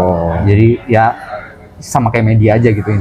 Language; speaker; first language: Indonesian; native; Indonesian